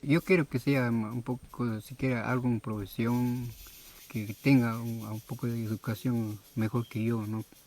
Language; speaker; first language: Spanish; non-native, local second language; Quechua